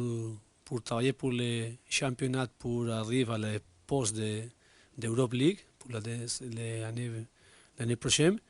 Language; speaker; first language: French; non-native, learner; Spanish